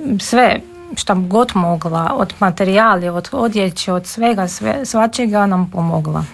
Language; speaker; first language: Serbian; non-native, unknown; Armenian